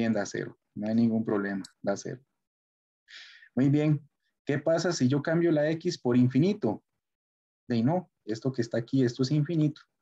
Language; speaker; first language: Spanish; native; Spanish